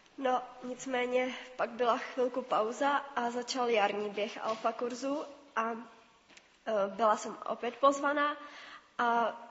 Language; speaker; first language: Czech; native; Czech